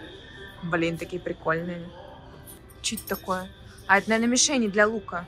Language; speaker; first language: Russian; native; Russian